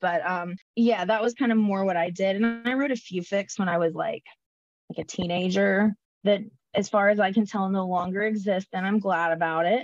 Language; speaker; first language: English; native; English